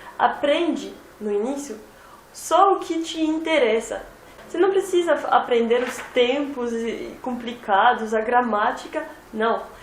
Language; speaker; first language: Portuguese; non-native, fluent; French